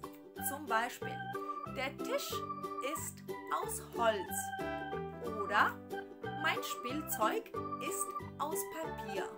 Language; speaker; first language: German; non-native, fluent; Ukrainian